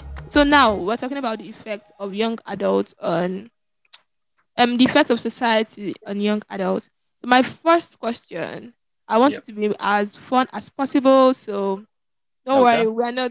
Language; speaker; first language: English; non-native, local second language; Yoruba